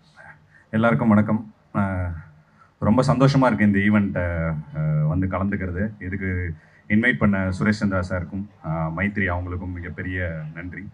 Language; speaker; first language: Tamil; native; Tamil